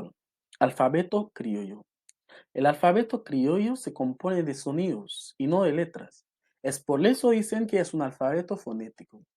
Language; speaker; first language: Spanish; non-native, local second language; Haitian Creole